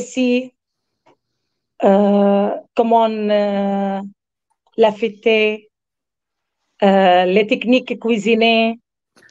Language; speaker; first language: French; non-native, learner; Arabic